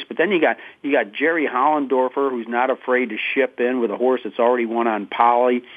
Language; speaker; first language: English; native; English